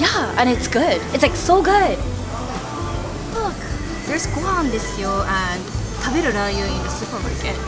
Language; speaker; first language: English; non-native, fluent; Japanese